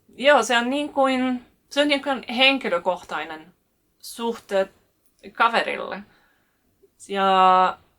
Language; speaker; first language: Finnish; non-native, fluent; German